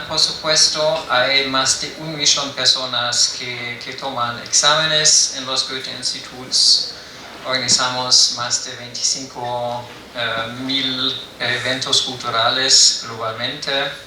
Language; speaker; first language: Spanish; non-native, fluent; German